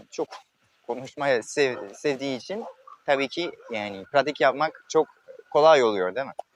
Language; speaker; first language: Turkish; non-native, fluent; French